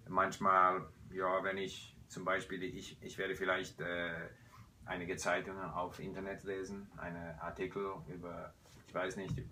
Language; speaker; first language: German; non-native, learner; English